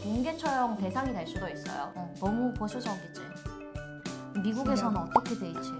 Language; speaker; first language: Korean; native; Korean